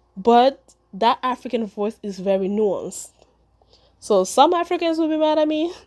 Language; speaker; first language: English; early bilingual, other home language; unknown